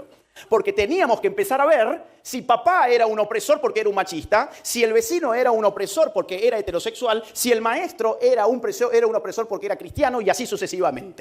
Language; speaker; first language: Spanish; native; Spanish